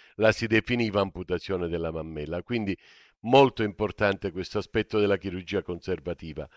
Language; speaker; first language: Italian; native; Italian